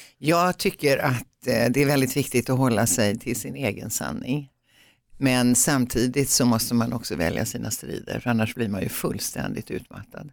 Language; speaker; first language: Swedish; native; Swedish